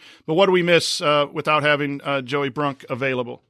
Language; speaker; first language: English; native; English